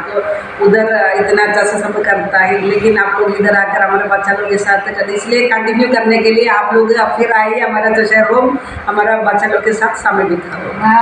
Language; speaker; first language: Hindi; non-native, local second language; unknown